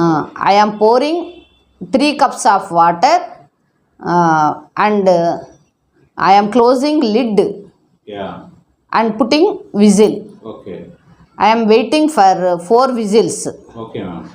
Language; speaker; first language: English; non-native, learner; Telugu